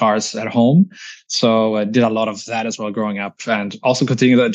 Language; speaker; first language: English; non-native, fluent; Swedish